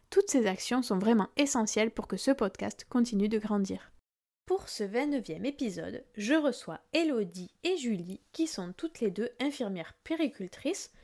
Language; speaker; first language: French; native; French